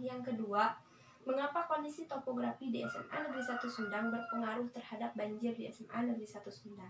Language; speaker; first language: Indonesian; native; Indonesian